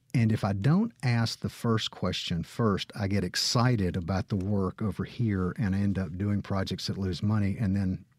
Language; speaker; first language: English; native; English